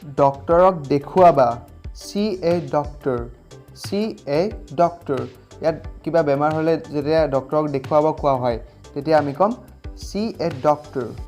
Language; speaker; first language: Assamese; native; Assamese